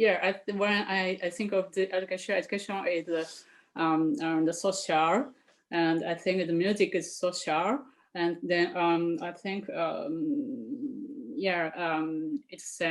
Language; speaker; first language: English; non-native, fluent; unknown